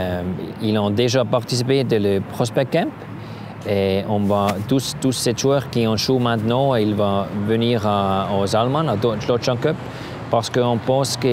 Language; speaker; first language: French; non-native, learner; German